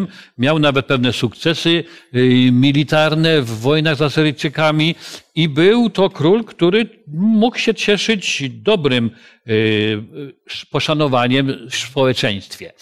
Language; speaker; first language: Polish; native; Polish